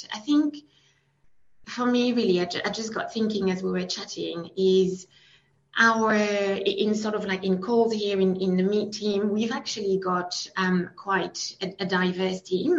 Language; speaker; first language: English; non-native, fluent; French